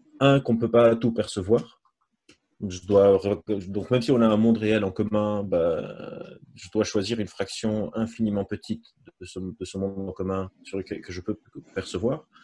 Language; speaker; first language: French; non-native, local second language; Arabic